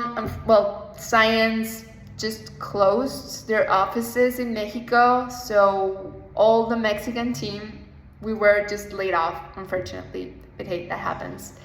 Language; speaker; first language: English; non-native, fluent; Spanish